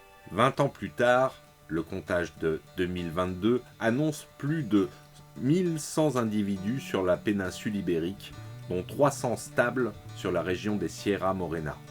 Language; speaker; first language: French; native; French